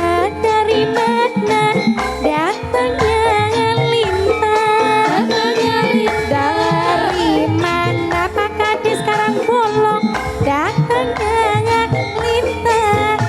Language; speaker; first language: Indonesian; non-native, local second language; Javanese